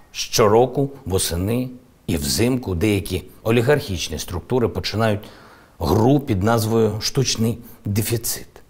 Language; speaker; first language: Ukrainian; non-native, local second language; Russian